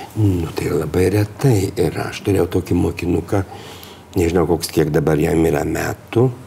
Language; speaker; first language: Lithuanian; native; Lithuanian